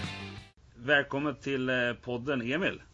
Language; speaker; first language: Swedish; native; Swedish